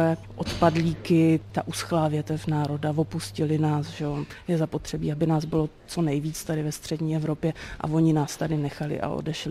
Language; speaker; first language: Czech; native; Czech